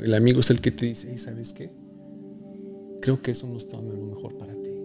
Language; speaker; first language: Spanish; early bilingual, heritage; Spanish